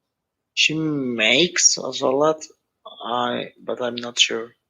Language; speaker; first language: English; non-native, learner; Spanish